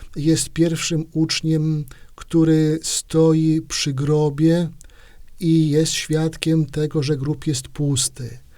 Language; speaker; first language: Polish; native; Polish